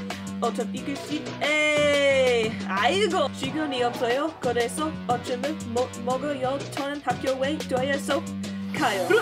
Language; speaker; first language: Korean; non-native, learner; English